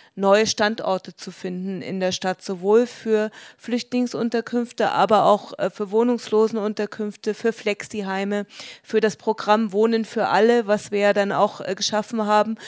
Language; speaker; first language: German; native; German